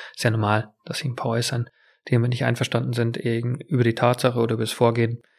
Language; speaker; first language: German; native; German